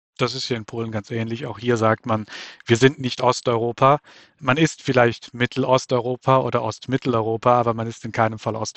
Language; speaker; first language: German; native; German